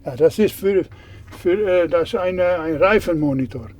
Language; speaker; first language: German; non-native, learner; Dutch